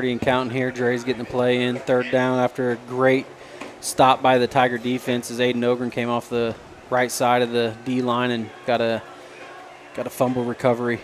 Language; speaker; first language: English; native; English